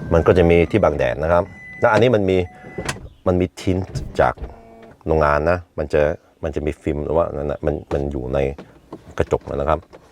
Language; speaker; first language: Thai; non-native, fluent; Norwegian